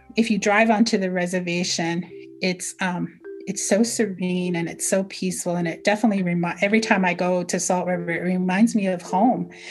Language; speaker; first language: English; early bilingual, other home language; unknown